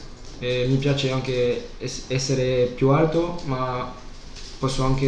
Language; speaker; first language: Italian; non-native, fluent; French